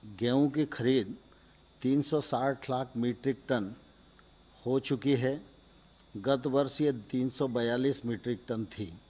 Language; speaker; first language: Hindi; native; Hindi